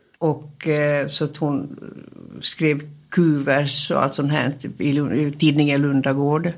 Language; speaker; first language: Swedish; native; Swedish